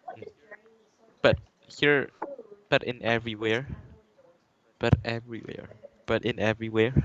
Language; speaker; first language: English; non-native, learner; Chinese